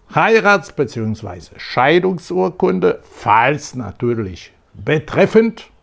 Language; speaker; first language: German; non-native, fluent; Polish